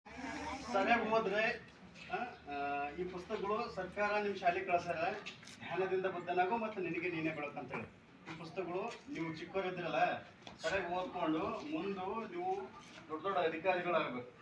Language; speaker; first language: Kannada; native; Kannada